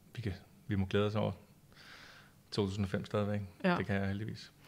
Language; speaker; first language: Danish; native; Danish